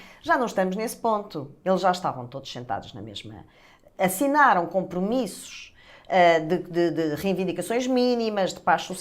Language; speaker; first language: Portuguese; native; Portuguese